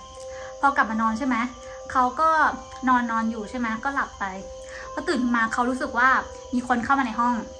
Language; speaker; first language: Thai; native; Thai